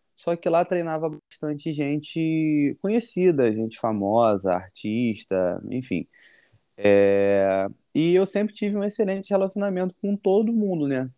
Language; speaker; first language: Portuguese; native; Portuguese